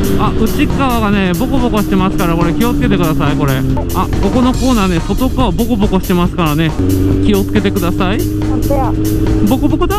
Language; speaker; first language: Japanese; native; Japanese